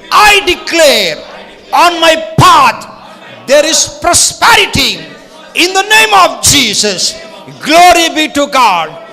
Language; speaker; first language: English; non-native, local second language; Telugu